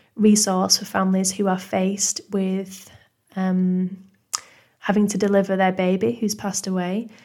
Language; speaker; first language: English; native; English